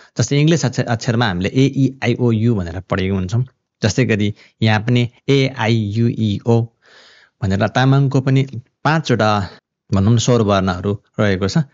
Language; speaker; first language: Nepali; non-native, local second language; Eastern Tamang